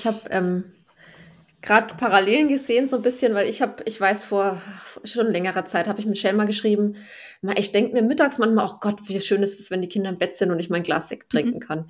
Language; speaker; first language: German; native; German